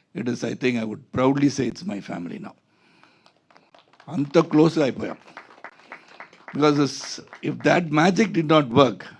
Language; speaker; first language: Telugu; non-native, local second language; Tamil